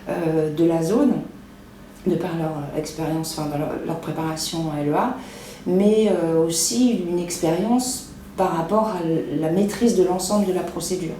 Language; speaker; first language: French; native; French